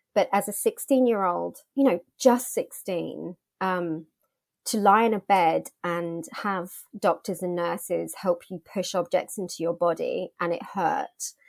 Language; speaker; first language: English; native; English